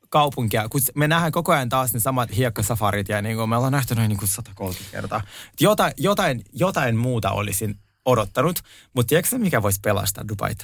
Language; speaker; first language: Finnish; native; Finnish